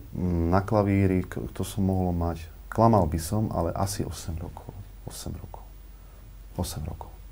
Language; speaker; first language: Slovak; native; Slovak